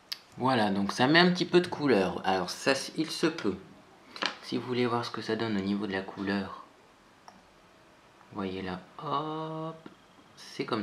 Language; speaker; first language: French; native; French